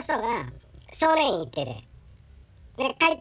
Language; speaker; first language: Japanese; native; Japanese